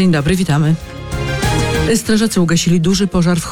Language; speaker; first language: Polish; native; Polish